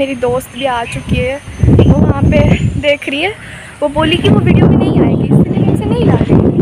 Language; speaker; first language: Hindi; native; Hindi